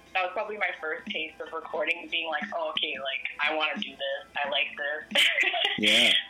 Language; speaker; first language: English; native; English